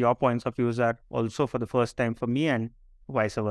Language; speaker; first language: English; non-native, local second language; Marathi